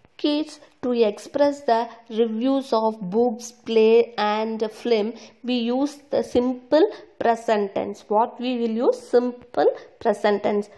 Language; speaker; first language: English; non-native, local second language; Tamil